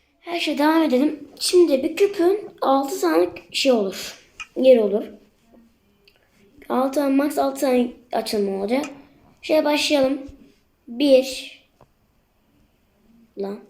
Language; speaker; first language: Turkish; native; Turkish